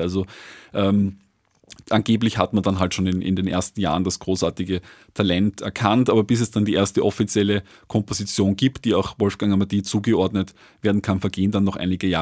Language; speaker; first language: German; native; German